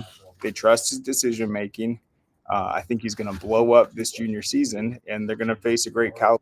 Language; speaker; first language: English; native; English